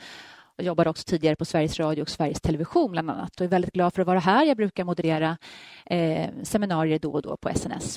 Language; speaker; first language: Swedish; native; Swedish